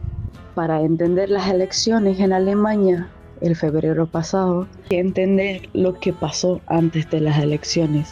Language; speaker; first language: Spanish; non-native, fluent; German